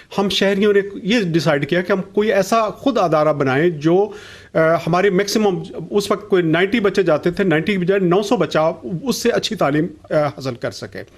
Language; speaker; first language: Urdu; non-native, local second language; Punjabi